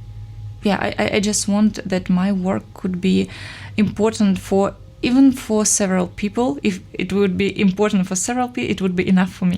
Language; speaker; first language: English; non-native, fluent; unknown